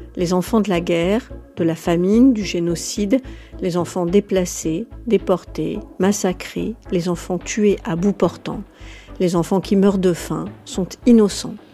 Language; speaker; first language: French; native; French